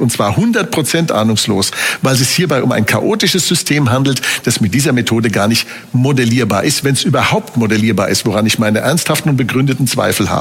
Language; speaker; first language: German; native; German